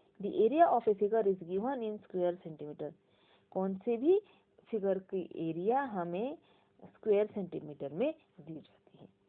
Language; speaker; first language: Hindi; non-native, local second language; Marathi